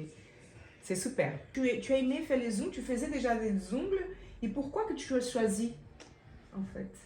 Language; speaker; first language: French; non-native, fluent; Portuguese